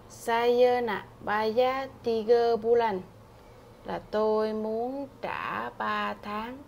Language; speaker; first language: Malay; non-native, fluent; Vietnamese